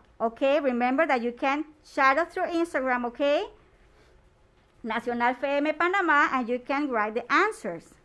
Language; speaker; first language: English; non-native, fluent; Spanish